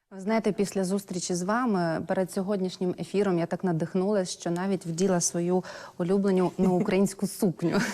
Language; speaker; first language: Ukrainian; native; Ukrainian